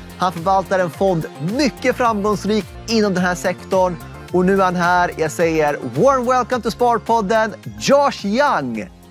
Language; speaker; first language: Swedish; native; Swedish